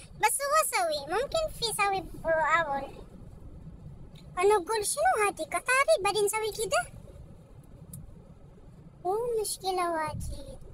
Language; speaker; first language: Arabic; non-native, learner; Filipino